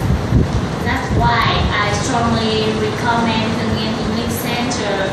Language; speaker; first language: English; non-native, learner; Vietnamese